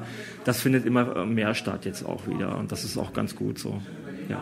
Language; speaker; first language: German; native; German